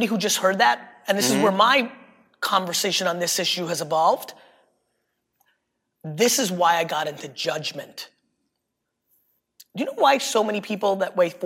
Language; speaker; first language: English; early bilingual, other home language; Russian